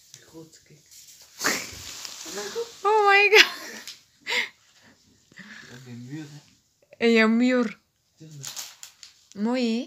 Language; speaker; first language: Dutch; non-native, learner; Filipino